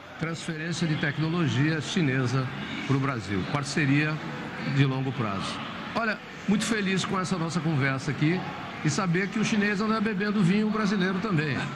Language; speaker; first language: Portuguese; native; Portuguese